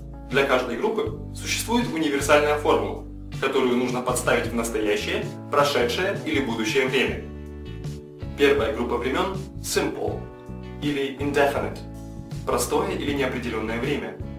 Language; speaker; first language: Russian; native; Russian